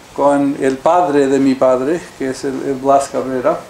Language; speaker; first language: Spanish; early bilingual, heritage; Spanish